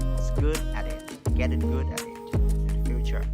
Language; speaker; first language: English; non-native, fluent; Vietnamese